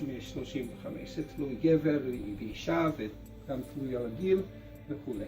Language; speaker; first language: Hebrew; non-native, fluent; English